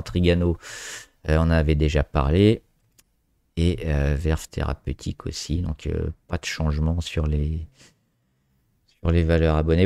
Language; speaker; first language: French; native; French